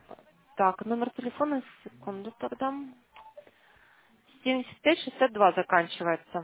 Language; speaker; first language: Russian; native; Russian